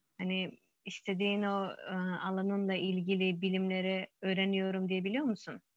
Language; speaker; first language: Turkish; non-native, fluent; Uzbek